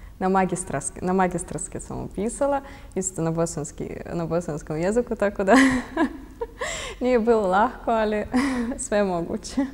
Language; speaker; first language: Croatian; non-native, fluent; Russian